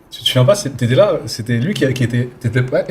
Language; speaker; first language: French; native; French